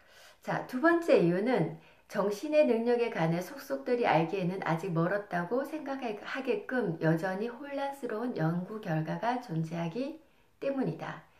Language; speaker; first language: Korean; native; Korean